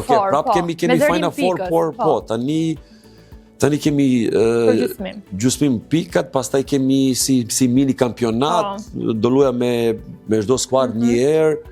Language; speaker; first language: Albanian; non-native, learner; Serbian